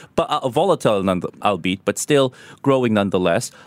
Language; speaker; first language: English; non-native, local second language; Filipino